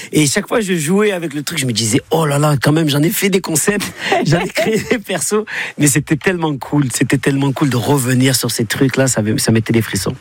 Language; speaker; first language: French; native; French